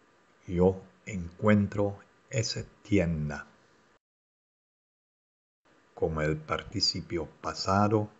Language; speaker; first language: Spanish; non-native, fluent; Dutch